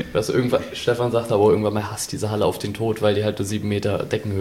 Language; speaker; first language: German; native; German